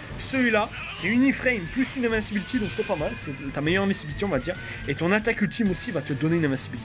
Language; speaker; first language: French; native; French